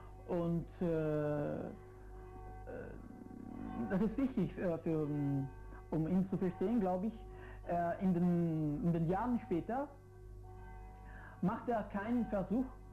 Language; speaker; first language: German; non-native, fluent; Italian